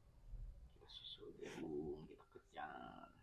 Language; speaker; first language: Indonesian; native; Indonesian